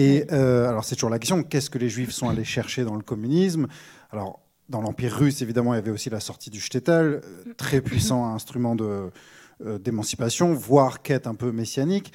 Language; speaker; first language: French; native; French